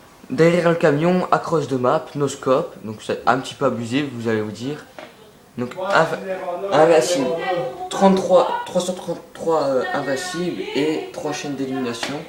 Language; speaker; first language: French; native; French